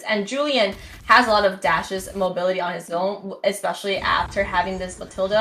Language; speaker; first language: English; native; English